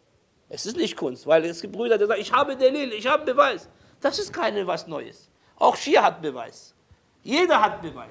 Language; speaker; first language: German; non-native, fluent; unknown